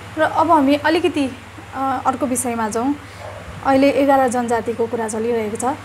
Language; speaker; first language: Nepali; native; Nepali